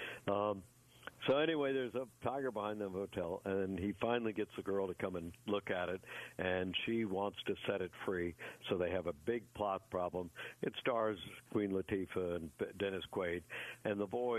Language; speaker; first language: English; native; English